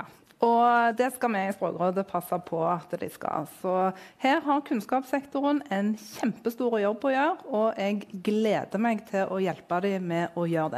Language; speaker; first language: Norwegian; non-native, fluent; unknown